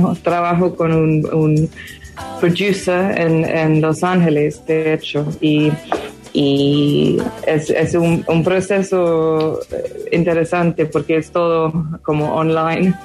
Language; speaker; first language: Spanish; non-native, fluent; English